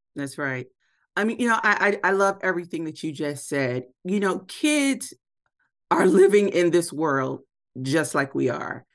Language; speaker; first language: English; native; English